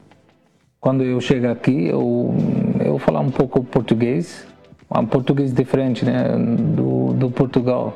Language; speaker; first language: Portuguese; non-native, learner; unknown